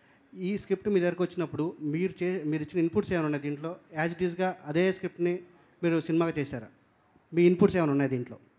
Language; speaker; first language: Telugu; native; Telugu